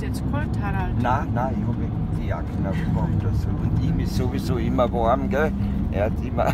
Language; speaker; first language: German; native; German